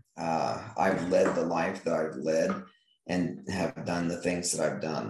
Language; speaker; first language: English; native; English